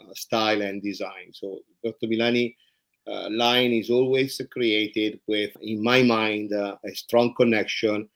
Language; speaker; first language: English; non-native, fluent; Italian